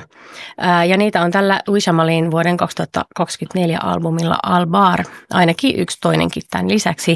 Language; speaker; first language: Finnish; native; Finnish